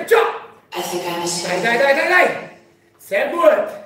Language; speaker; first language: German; non-native, learner; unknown